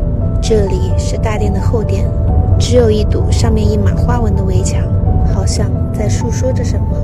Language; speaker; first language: Chinese; native; Chinese